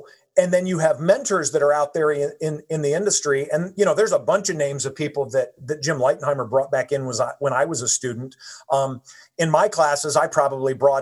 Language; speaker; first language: English; native; English